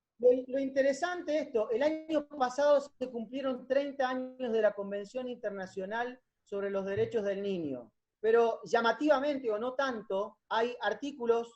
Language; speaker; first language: Spanish; native; Spanish